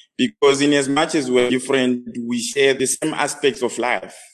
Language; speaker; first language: English; non-native, local second language; North Ndebele